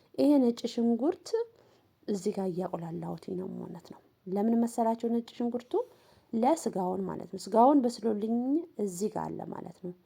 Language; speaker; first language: Amharic; non-native, local second language; Tigrinya